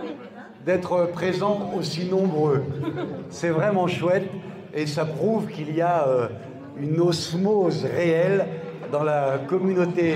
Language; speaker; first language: French; native; French